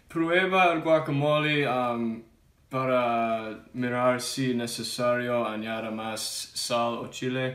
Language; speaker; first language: Spanish; non-native, learner; English